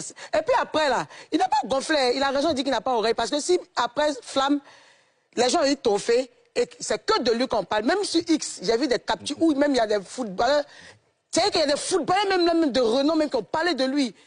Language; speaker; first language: French; native; French